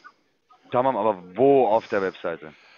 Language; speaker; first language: German; early bilingual, other home language; Turkish